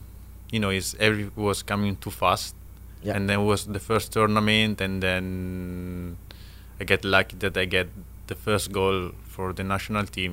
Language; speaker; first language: English; non-native, learner; Italian